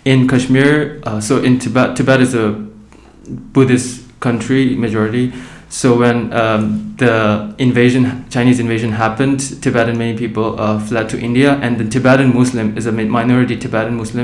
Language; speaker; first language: English; non-native, local second language; Tibetan